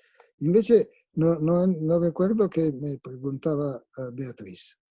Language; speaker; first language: Spanish; non-native, fluent; Italian